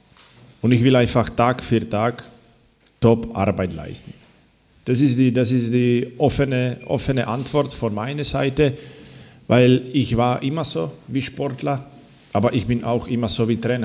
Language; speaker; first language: German; non-native, fluent; Slovak